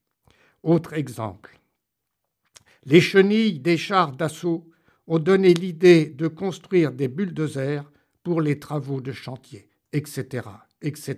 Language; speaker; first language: French; native; French